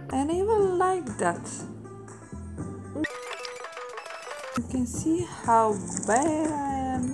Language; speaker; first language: English; non-native, fluent; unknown